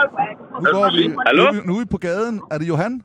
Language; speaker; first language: Danish; native; Danish